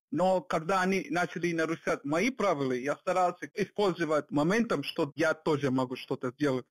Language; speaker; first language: Russian; non-native, learner; Hindi